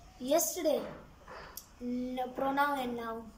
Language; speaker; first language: English; non-native, learner; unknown